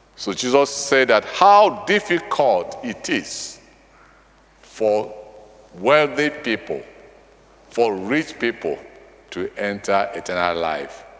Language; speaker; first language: English; non-native, local second language; Igbo